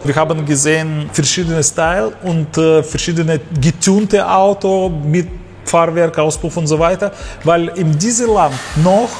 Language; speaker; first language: German; non-native, learner; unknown